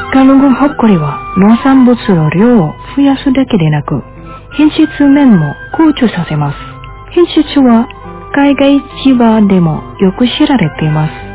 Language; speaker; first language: Japanese; non-native, fluent; Indonesian